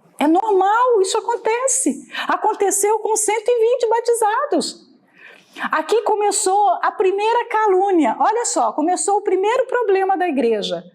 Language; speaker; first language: Portuguese; native; Portuguese